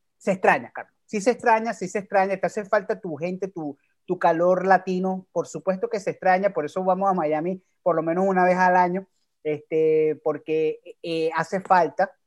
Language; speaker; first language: Spanish; native; Spanish